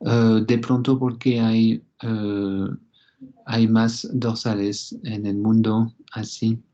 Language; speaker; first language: Spanish; non-native, fluent; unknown